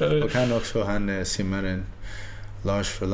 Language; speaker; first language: Swedish; early bilingual, heritage; Swedish